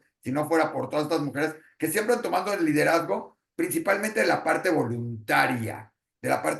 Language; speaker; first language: Spanish; native; Spanish